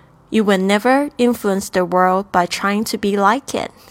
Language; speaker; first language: English; non-native, fluent; Chinese